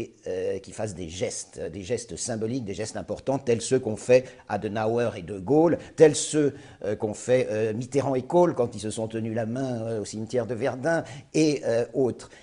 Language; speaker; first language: French; native; French